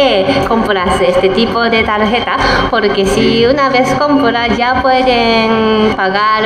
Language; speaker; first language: Spanish; non-native, learner; Japanese